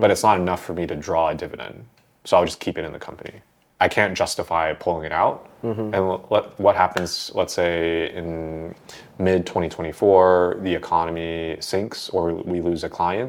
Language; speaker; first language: English; early bilingual, other home language; Vietnamese